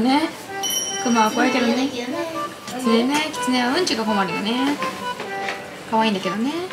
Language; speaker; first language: Japanese; native; Japanese